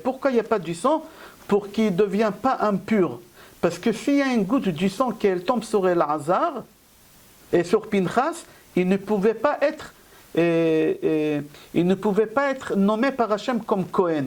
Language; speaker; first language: French; native; French